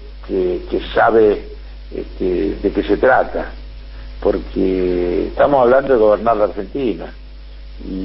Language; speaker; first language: Spanish; native; Spanish